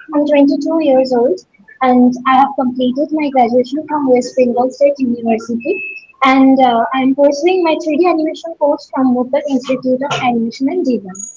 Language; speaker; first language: English; non-native, learner; Bangla